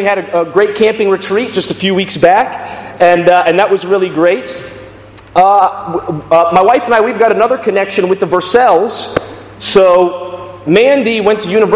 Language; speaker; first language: English; native; English